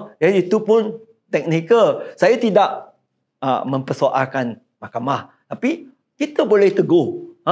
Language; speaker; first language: Malay; non-native, local second language; Chinese